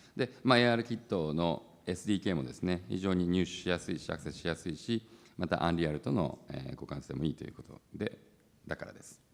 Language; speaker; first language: Japanese; native; Japanese